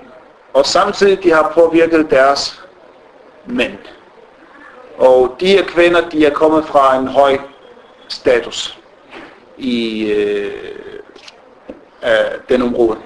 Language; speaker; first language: Danish; non-native, fluent; Arabic